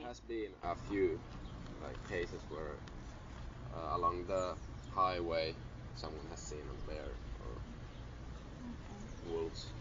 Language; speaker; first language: English; non-native, fluent; Finnish